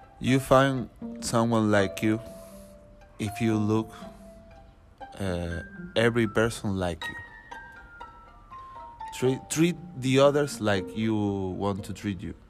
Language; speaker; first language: English; non-native, learner; Spanish